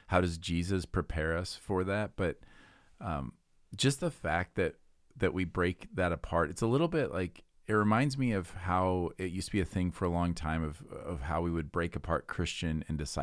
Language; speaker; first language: English; native; English